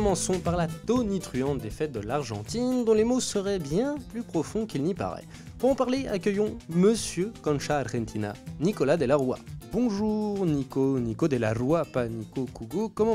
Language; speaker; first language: French; native; French